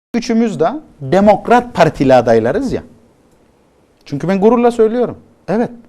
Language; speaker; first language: Turkish; native; Turkish